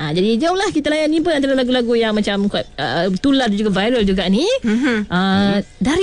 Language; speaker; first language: Malay; native; Malay